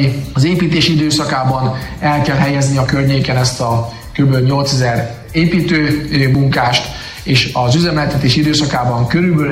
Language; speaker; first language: Hungarian; native; Hungarian